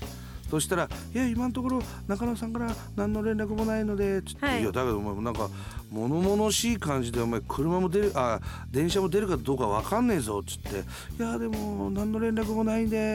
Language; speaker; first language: Japanese; native; Japanese